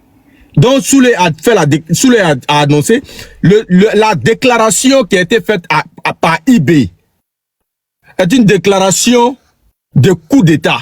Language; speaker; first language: French; native; French